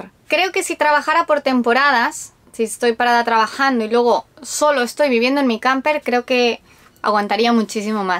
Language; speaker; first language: Spanish; native; Spanish